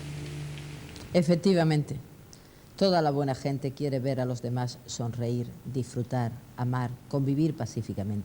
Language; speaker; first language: Spanish; native; Spanish